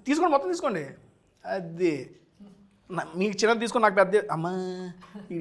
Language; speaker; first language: Telugu; native; Telugu